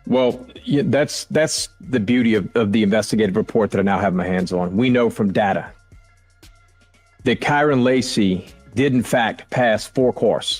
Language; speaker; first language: English; native; English